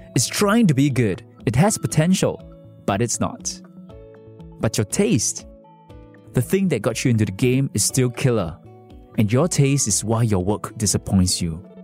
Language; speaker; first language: English; non-native, fluent; Chinese